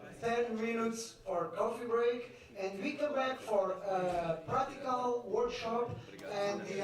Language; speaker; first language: English; non-native, fluent; Portuguese